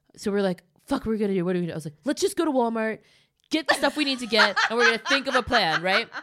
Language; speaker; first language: English; native; English